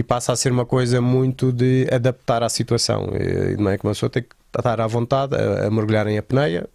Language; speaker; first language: Portuguese; native; Portuguese